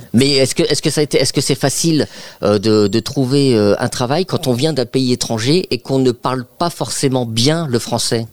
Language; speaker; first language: French; native; French